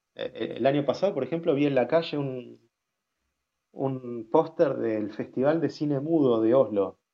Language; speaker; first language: Spanish; native; Spanish